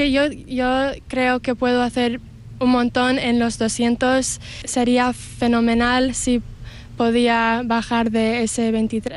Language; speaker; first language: Spanish; early bilingual, heritage; Spanish